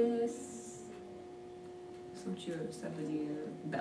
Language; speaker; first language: French; non-native, fluent; English